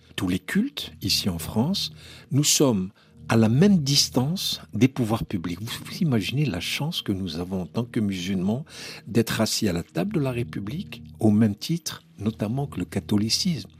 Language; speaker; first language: French; non-native, local second language; Arabic